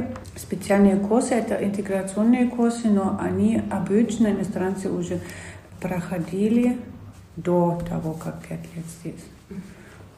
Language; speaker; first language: Russian; non-native, fluent; German